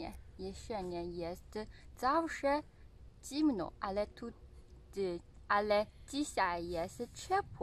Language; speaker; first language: Polish; non-native, learner; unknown